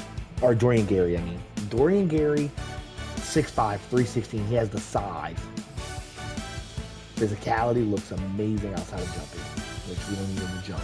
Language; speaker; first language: English; native; English